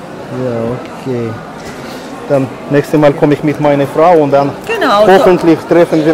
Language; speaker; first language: German; non-native, learner; Russian